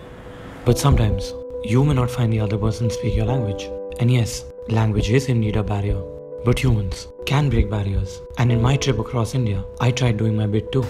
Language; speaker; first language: English; non-native, local second language; Hindi